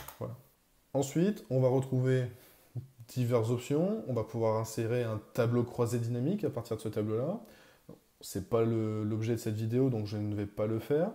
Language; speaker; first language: French; native; French